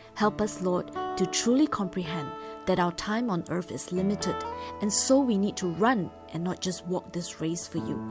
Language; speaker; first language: English; non-native, local second language; Chinese